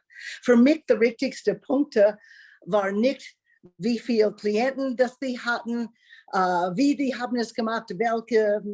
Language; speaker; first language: German; non-native, learner; English